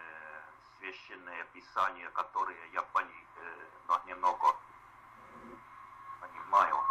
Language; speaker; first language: Russian; non-native, fluent; Estonian